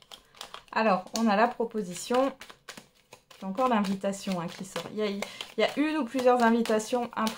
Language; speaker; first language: French; native; French